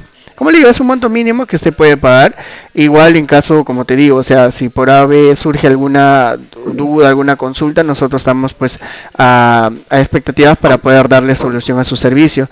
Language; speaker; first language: Spanish; native; Spanish